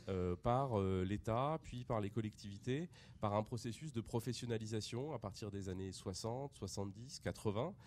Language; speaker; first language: French; native; French